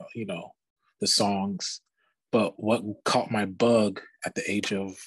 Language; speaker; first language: English; native; English